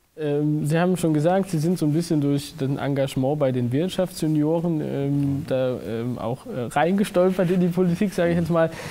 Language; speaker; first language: German; native; German